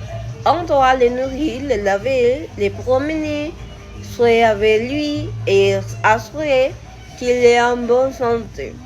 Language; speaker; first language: French; non-native, learner; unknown